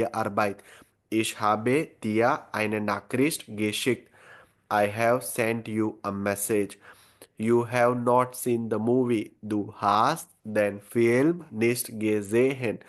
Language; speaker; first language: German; non-native, fluent; Hindi